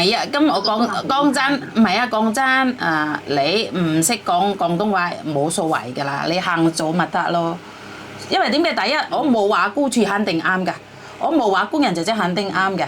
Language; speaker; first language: Cantonese; non-native, fluent; Javanese